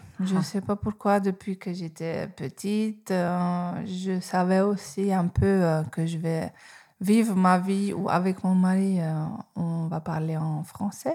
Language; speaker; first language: French; non-native, fluent; Hungarian